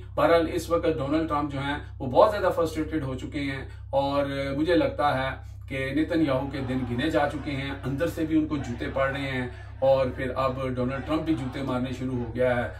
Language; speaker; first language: Urdu; non-native, local second language; Punjabi